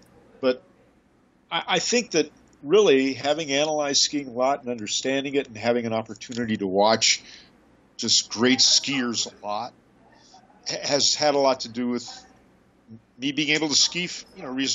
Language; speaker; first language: English; native; English